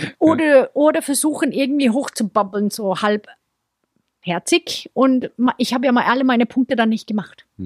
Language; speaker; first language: German; non-native, fluent; Swedish